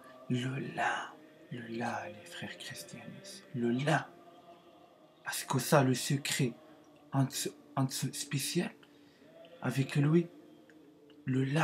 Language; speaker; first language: French; non-native, learner; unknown